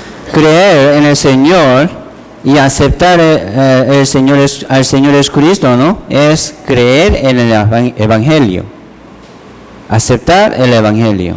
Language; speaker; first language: Spanish; non-native, learner; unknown